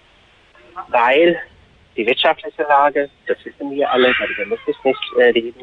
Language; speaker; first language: German; non-native, fluent; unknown